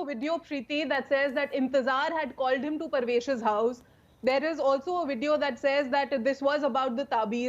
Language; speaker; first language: English; non-native, local second language; Hindi